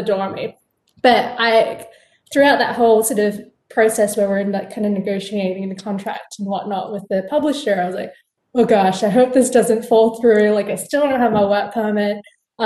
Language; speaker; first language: English; native; English